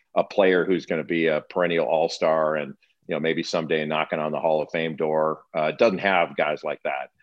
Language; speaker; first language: English; native; English